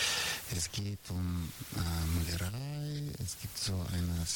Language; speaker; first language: German; non-native, fluent; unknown